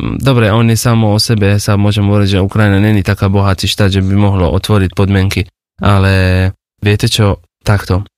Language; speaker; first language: Slovak; non-native, fluent; Persian